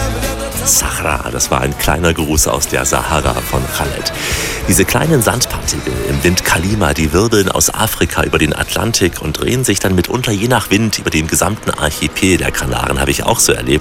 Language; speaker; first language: German; native; German